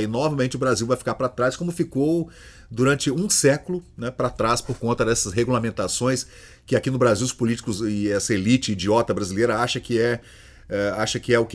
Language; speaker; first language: Portuguese; native; Portuguese